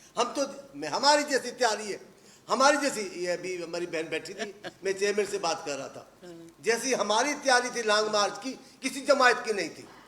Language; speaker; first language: Urdu; non-native, local second language; Sindhi